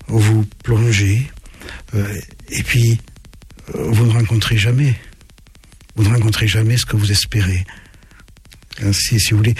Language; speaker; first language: French; native; French